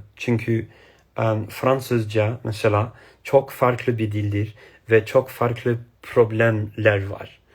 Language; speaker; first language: Turkish; non-native, learner; English